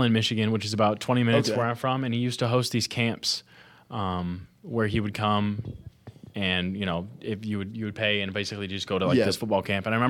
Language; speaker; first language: English; native; English